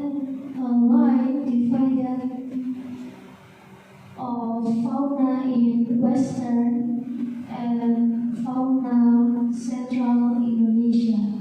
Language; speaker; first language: English; non-native, learner; Indonesian